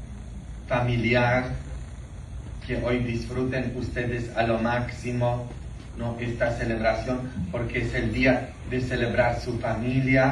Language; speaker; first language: Spanish; non-native, fluent; English